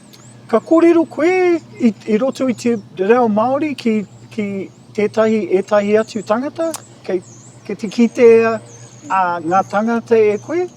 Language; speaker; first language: Māori; non-native, local second language; English